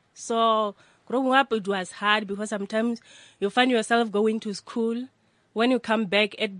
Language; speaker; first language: English; non-native, local second language; Northern Sotho